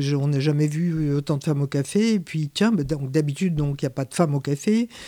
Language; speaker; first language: French; native; French